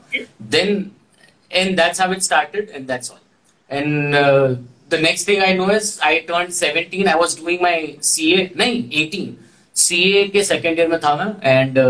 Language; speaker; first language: English; non-native, local second language; Gujarati